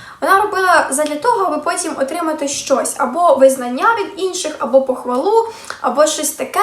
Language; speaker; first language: Ukrainian; native; Ukrainian